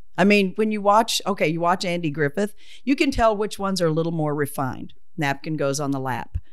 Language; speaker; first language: English; native; English